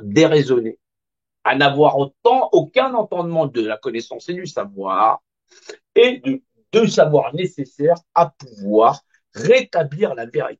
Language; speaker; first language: French; native; French